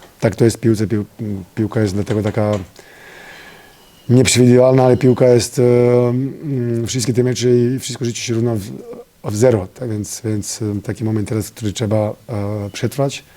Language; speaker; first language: Polish; non-native, fluent; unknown